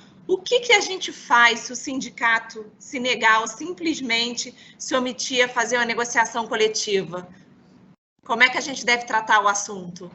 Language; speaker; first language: Portuguese; native; Portuguese